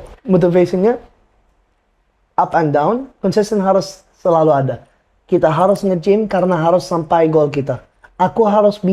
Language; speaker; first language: Indonesian; non-native, fluent; Arabic